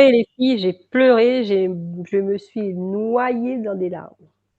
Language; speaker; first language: French; native; French